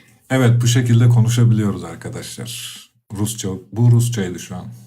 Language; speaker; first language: Turkish; native; Turkish